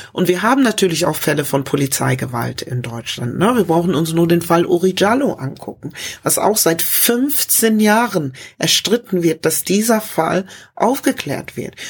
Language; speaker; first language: German; early bilingual, other home language; English